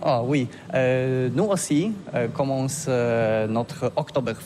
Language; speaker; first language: French; non-native, learner; Polish